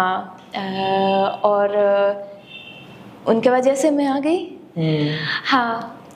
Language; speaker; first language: Hindi; non-native, fluent; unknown